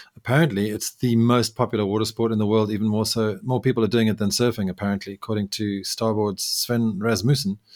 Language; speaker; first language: English; native; English